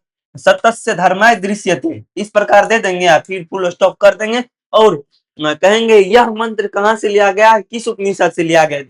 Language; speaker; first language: Hindi; native; Hindi